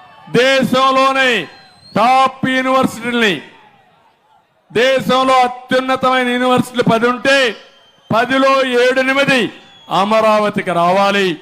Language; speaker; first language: Telugu; native; Telugu